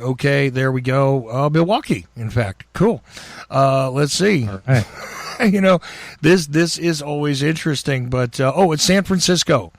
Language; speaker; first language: English; native; English